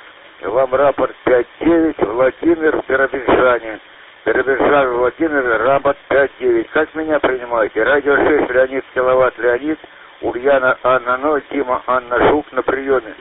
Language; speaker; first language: Russian; native; Russian